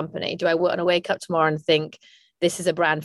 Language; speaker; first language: English; native; English